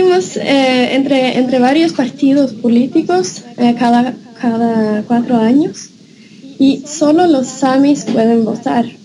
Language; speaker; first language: Spanish; non-native, fluent; Norwegian